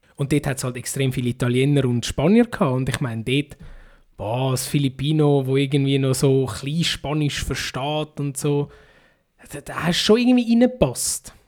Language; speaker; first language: German; early bilingual, other home language; Filipino